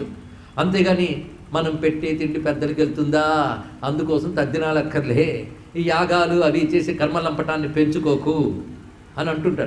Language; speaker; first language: Telugu; native; Telugu